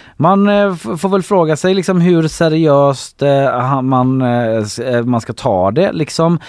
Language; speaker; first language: Swedish; native; Swedish